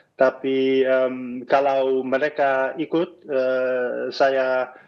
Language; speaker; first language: Indonesian; non-native, fluent; Dutch